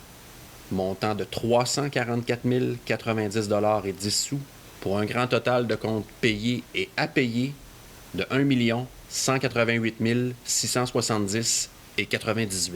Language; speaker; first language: French; native; French